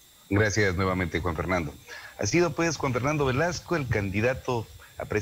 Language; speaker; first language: Spanish; native; Spanish